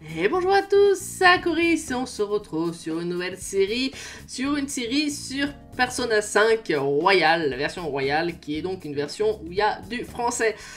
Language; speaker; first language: French; native; French